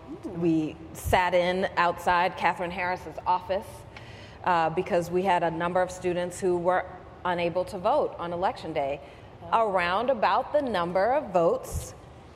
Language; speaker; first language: English; native; English